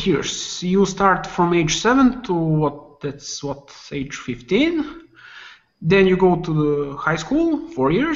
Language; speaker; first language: English; non-native, fluent; Serbian